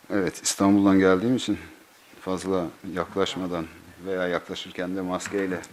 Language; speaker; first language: Turkish; native; Turkish